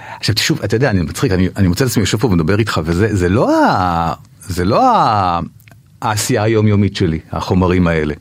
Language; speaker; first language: Hebrew; native; Hebrew